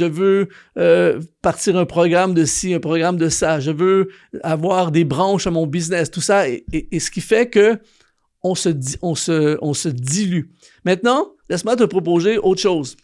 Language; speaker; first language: French; native; French